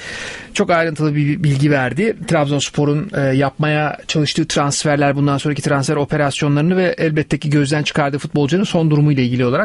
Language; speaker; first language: Turkish; native; Turkish